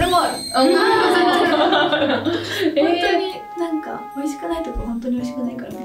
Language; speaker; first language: Japanese; early bilingual, heritage; Japanese